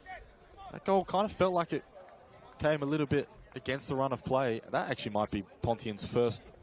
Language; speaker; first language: English; native; English